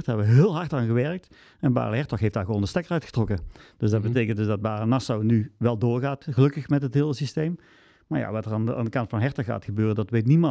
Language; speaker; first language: Dutch; native; Dutch